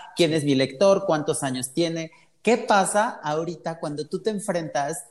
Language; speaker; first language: Spanish; native; Spanish